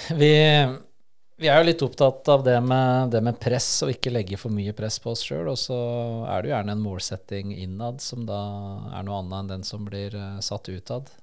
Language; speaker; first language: Norwegian; early bilingual, other home language; Spanish